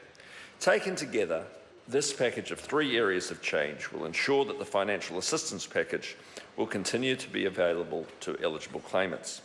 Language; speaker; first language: English; native; English